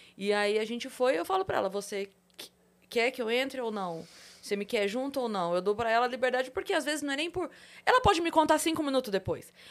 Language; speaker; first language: Portuguese; native; Portuguese